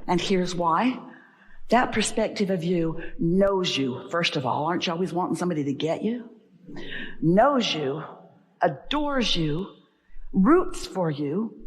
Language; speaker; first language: English; native; English